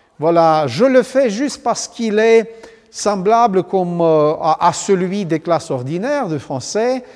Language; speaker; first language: French; non-native, fluent; Romanian